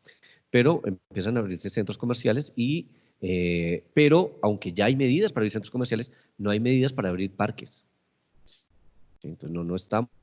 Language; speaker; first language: Spanish; native; Spanish